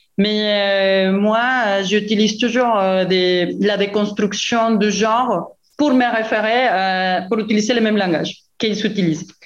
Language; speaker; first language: French; non-native, fluent; Spanish